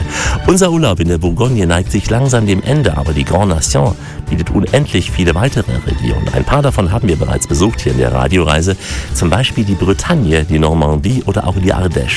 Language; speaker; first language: German; native; German